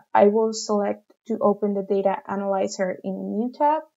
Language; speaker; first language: English; non-native, fluent; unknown